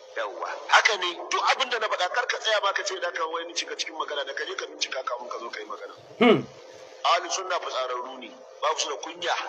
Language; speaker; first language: Hausa; native; Hausa